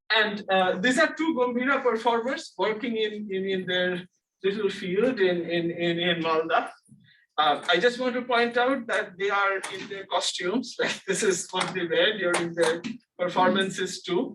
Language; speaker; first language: English; non-native, local second language; Bangla